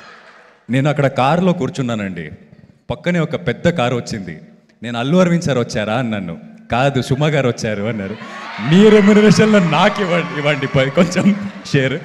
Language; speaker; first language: Telugu; non-native, local second language; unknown